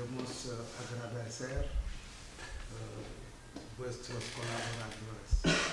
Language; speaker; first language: Spanish; non-native, learner; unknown